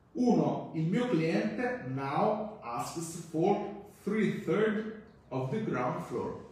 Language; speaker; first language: English; non-native, fluent; Italian